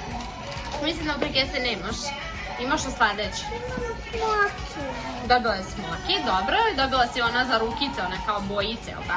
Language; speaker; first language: Bosnian; native; Bosnian